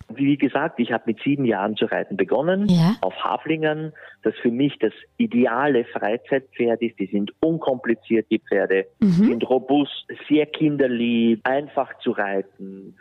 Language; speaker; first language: German; native; German